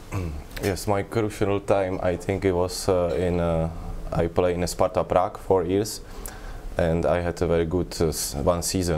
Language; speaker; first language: English; non-native, learner; Czech